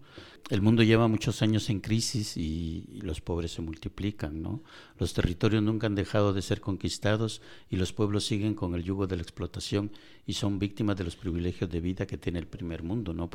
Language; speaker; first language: Spanish; native; Spanish